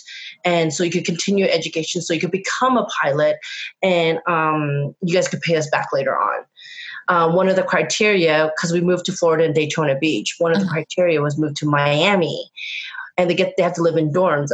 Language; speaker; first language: English; native; English